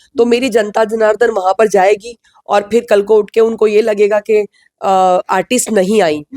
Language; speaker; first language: Hindi; non-native, local second language; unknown